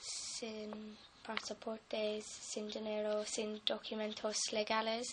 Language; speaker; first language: Spanish; non-native, learner; English